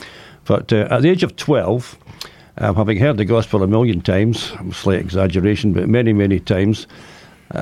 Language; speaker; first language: English; native; English